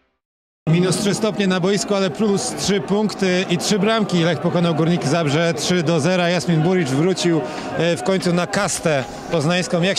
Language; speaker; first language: Polish; native; Polish